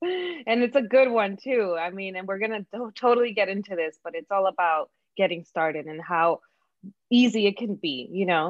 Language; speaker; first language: English; early bilingual, other home language; Spanish